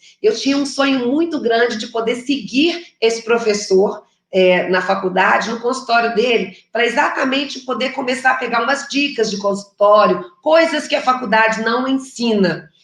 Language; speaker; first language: Portuguese; native; Portuguese